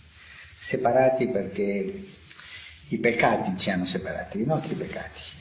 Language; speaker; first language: Italian; non-native, fluent; Spanish